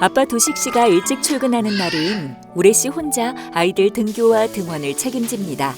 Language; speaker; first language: Korean; native; Korean